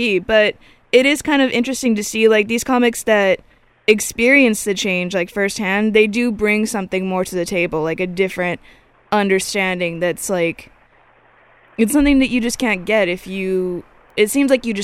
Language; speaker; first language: English; native; English